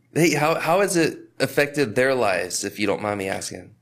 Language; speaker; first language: English; native; English